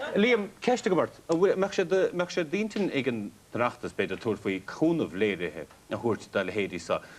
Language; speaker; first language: Irish; native; Irish